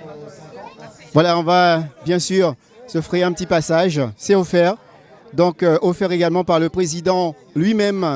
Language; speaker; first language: French; native; French